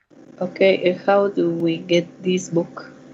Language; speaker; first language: English; non-native, learner; Spanish